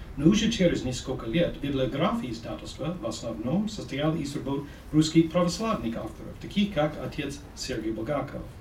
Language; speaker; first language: Russian; non-native, fluent; English